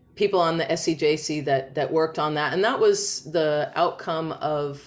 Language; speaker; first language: English; native; English